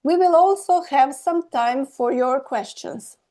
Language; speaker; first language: English; non-native, fluent; Slovenian